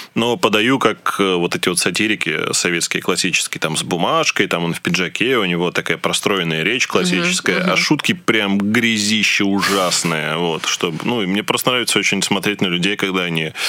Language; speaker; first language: Russian; native; Russian